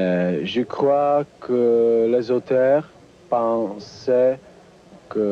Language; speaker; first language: French; non-native, learner; Czech